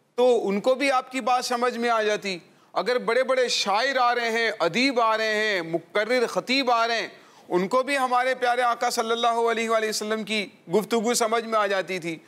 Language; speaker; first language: Urdu; native; Urdu